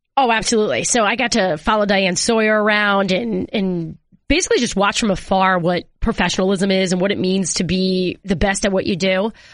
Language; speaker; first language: English; native; English